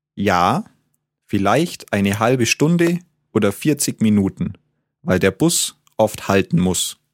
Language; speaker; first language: German; native; German